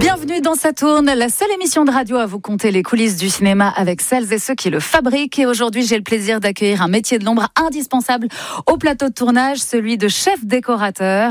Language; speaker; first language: French; native; French